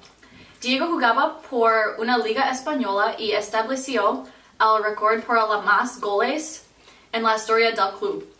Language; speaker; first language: Spanish; non-native, learner; English